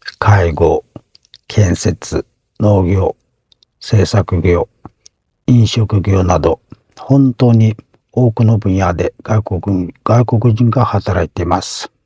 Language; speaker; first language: Japanese; non-native, fluent; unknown